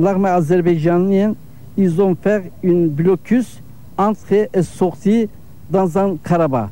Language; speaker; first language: French; non-native, learner; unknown